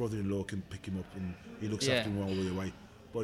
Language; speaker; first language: English; native; English